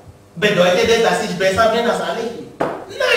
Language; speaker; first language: German; non-native, learner; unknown